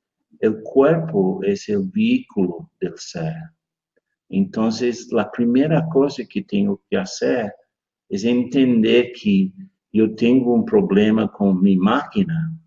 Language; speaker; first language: Spanish; non-native, fluent; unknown